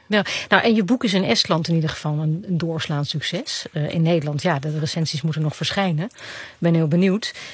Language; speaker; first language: Dutch; native; Dutch